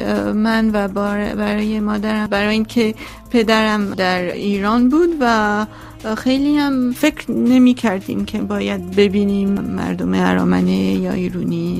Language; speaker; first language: Persian; non-native, local second language; Armenian